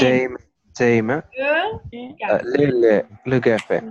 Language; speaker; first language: French; non-native, learner; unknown